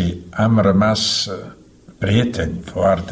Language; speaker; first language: Romanian; non-native, fluent; Slovak